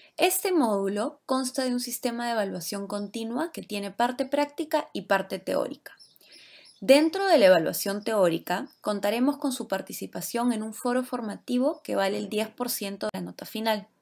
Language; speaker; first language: Spanish; native; Spanish